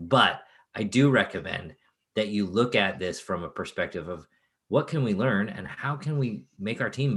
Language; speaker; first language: English; native; English